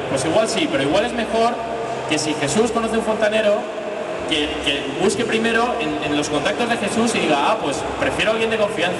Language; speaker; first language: Spanish; native; Spanish